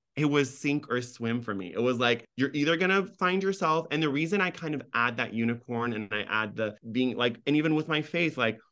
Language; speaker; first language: English; early bilingual, other home language; Persian